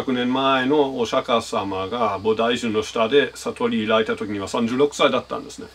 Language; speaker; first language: Japanese; non-native, fluent; German